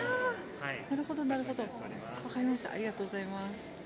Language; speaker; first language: Japanese; native; Japanese